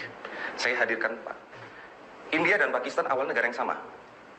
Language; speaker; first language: Indonesian; native; Indonesian